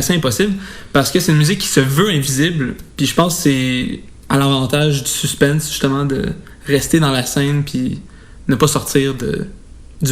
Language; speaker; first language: French; native; French